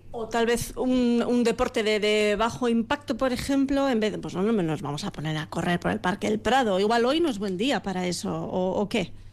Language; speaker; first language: Spanish; native; Spanish